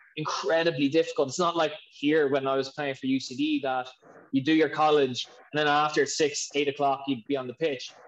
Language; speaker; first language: English; native; English